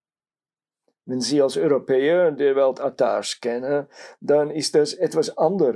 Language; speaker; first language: German; non-native, fluent; Dutch